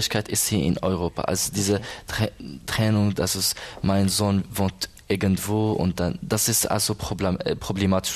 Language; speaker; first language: German; non-native, learner; Arabic